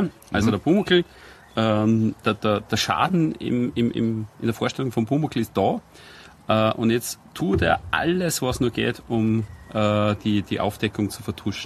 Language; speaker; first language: German; native; German